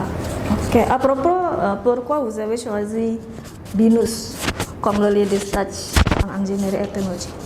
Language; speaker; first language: French; non-native, learner; Indonesian